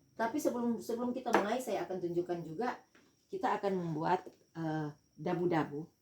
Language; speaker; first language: Indonesian; native; Indonesian